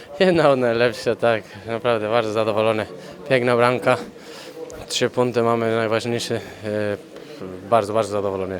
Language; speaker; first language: Polish; non-native, fluent; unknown